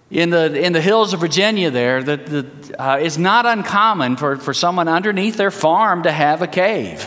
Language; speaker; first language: English; early bilingual, heritage; English